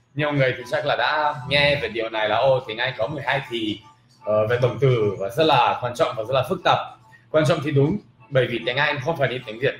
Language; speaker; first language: Vietnamese; non-native, fluent; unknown